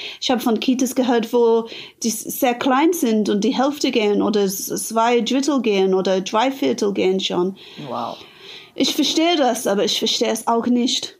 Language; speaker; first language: German; non-native, fluent; English